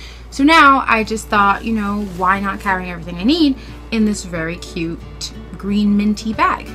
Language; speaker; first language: English; native; English